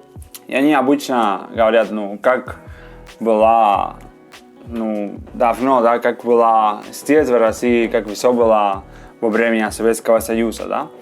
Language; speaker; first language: Russian; non-native, fluent; Spanish